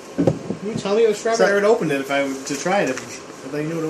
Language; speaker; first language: English; native; English